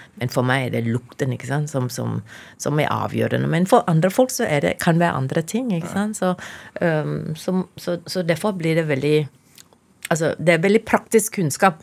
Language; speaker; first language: Norwegian; non-native, fluent; Chinese